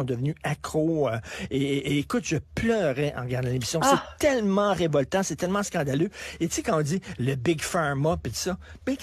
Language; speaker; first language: French; native; French